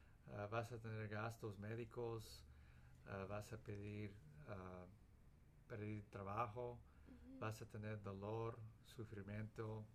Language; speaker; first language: Spanish; early bilingual, heritage; Spanish